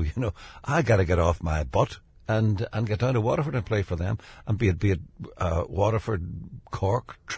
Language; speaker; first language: English; native; English